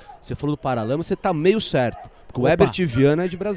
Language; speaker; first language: Portuguese; native; Portuguese